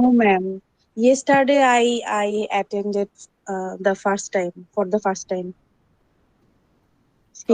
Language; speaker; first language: English; non-native, learner; Bangla